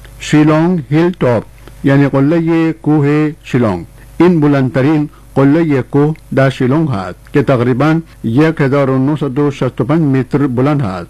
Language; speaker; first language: Persian; non-native, fluent; Urdu